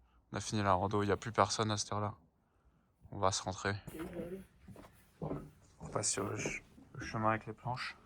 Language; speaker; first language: French; native; French